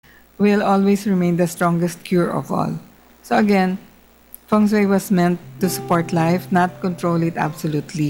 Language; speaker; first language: English; non-native, local second language; Filipino